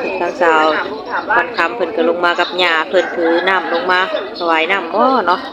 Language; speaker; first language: Thai; non-native, local second language; Lao